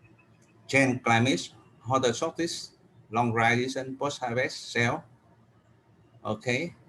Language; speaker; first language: English; non-native, learner; Vietnamese